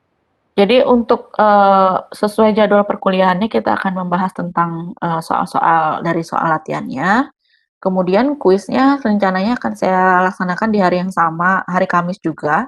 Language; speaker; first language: Indonesian; native; Indonesian